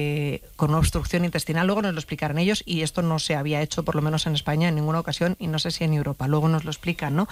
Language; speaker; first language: Spanish; native; Spanish